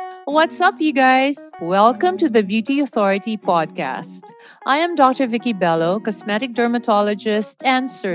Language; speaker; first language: English; non-native, local second language; Filipino